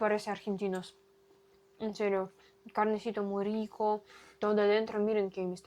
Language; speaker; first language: Spanish; non-native, learner; Russian